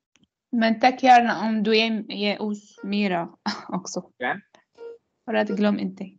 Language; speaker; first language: Swedish; non-native, learner; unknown